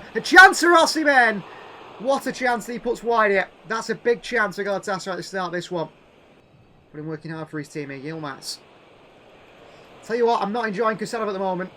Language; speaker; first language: English; native; English